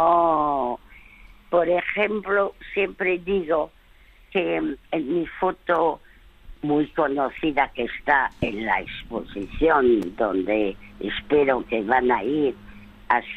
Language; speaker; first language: Spanish; early bilingual, other home language; French